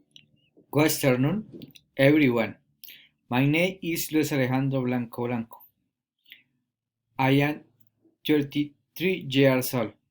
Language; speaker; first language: English; non-native, learner; Spanish